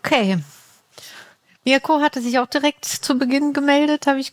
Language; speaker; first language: German; native; German